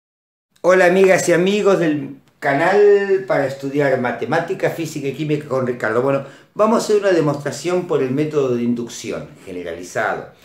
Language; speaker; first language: Spanish; native; Spanish